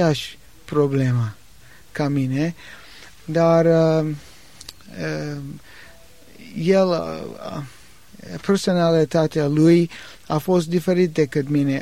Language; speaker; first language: Romanian; non-native, learner; English